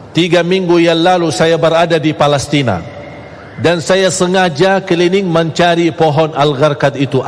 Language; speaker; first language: Malay; non-native, fluent; Arabic